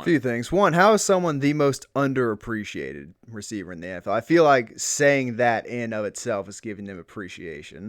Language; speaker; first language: English; native; English